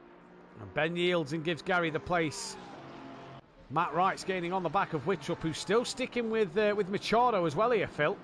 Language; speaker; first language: English; native; English